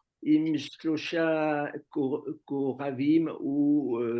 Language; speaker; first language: Hebrew; non-native, learner; French